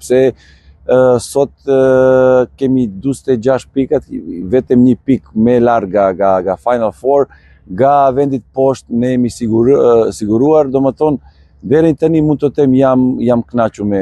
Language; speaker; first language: Albanian; non-native, learner; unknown